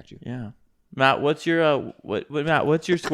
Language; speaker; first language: English; native; English